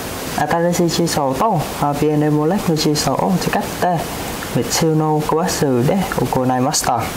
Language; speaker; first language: Japanese; non-native, fluent; Vietnamese